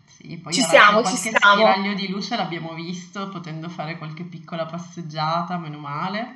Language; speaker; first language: Italian; native; Italian